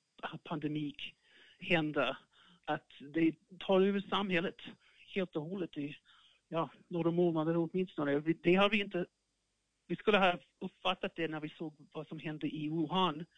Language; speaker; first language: Swedish; non-native, fluent; English